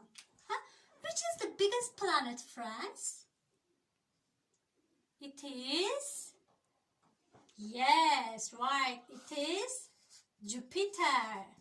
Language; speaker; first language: English; non-native, learner; Turkish